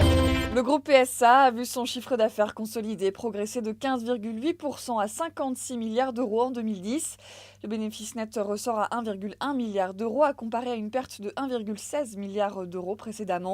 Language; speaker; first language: French; native; French